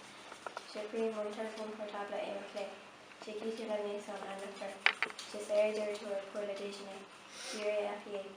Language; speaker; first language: French; non-native, learner; English